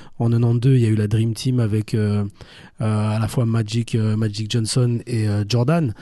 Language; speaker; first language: French; native; French